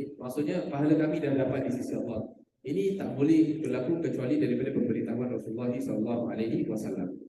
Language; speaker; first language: Malay; native; Malay